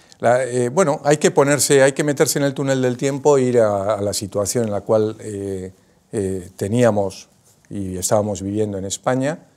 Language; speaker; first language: Spanish; native; Spanish